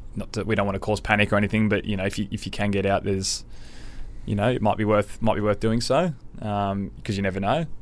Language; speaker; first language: English; native; English